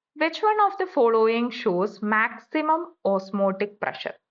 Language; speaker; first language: English; non-native, local second language; Malayalam